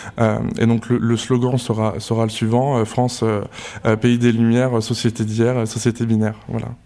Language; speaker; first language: French; native; French